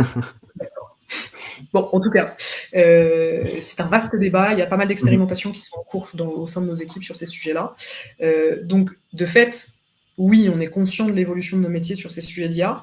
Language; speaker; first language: French; native; French